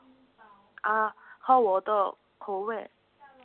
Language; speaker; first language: Chinese; non-native, learner; Korean